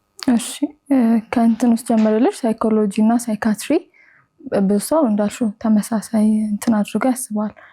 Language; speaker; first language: Amharic; native; Amharic